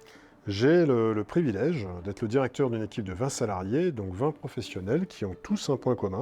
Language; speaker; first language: French; native; French